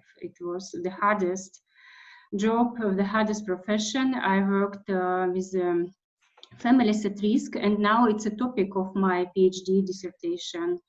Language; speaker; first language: English; non-native, fluent; Russian